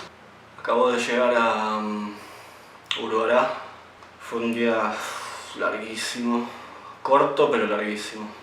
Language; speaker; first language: Spanish; native; Spanish